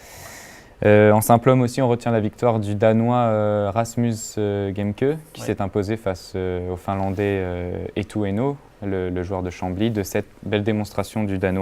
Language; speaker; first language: French; native; French